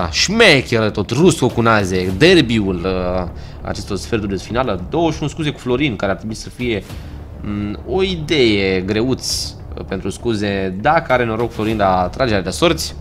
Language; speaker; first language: Romanian; native; Romanian